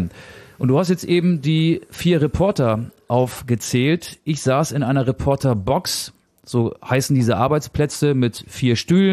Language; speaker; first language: German; native; German